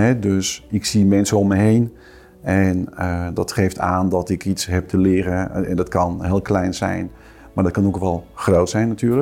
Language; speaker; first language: Dutch; non-native, fluent; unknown